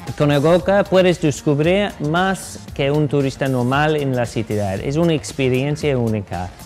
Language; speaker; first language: Spanish; non-native, fluent; English